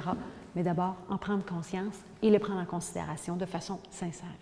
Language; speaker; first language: French; native; French